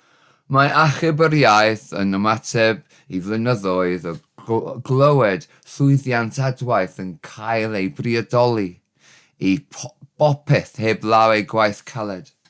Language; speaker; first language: Welsh; non-native, learner; English